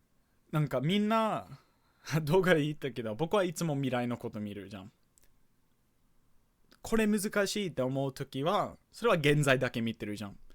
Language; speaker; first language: Japanese; non-native, fluent; English